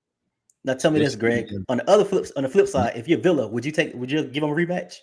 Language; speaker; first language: English; native; English